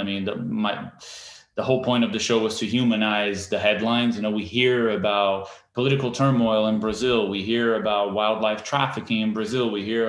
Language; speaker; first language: English; non-native, fluent; Portuguese